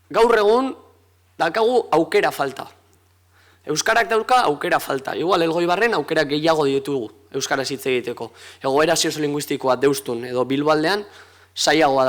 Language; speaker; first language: Basque; native; Basque